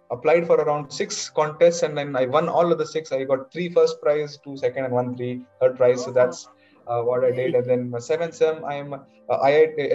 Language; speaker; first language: English; non-native, local second language; Kannada